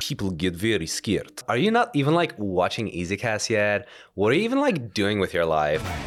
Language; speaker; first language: English; non-native, fluent; Czech